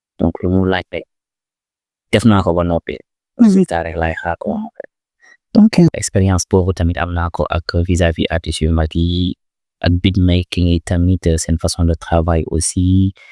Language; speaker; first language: Wolof; non-native, local second language; Jola-Fonyi